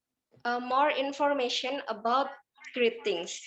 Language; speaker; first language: English; non-native, learner; Indonesian